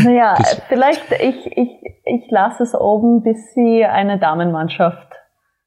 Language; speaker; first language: German; non-native, fluent; English